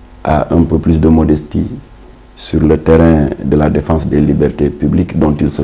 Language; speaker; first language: French; non-native, local second language; Wolof